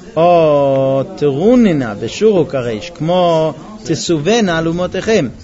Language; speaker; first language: Hebrew; non-native, fluent; English